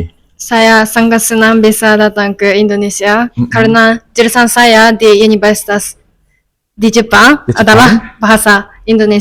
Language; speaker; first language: Indonesian; non-native, learner; Japanese